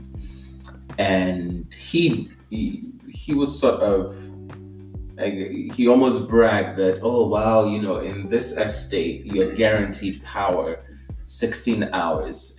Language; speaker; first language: English; non-native, local second language; Igbo